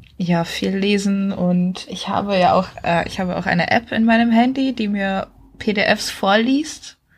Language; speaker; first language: German; non-native, fluent; Czech